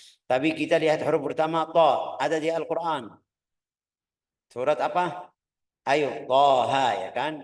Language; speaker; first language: Indonesian; non-native, fluent; Arabic